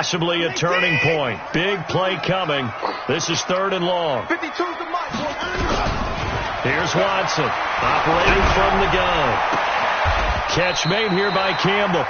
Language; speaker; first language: English; native; English